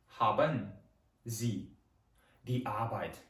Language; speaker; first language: German; non-native, fluent; Ukrainian